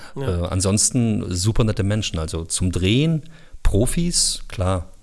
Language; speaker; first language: German; early bilingual, other home language; Bosnian